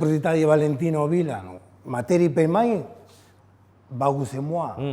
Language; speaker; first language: Indonesian; non-native, fluent; Spanish